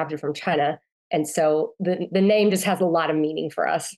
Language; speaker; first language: English; native; English